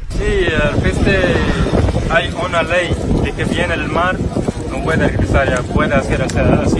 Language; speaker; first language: Spanish; non-native, learner; Arabic